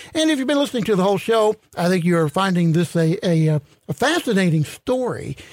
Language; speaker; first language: English; native; English